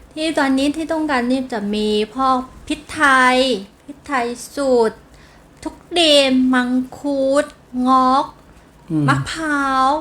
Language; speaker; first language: Thai; non-native, learner; Chinese